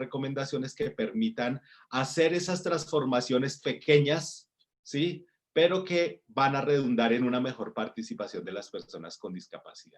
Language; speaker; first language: Spanish; native; Spanish